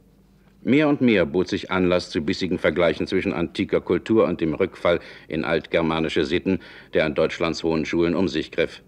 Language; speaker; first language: German; native; German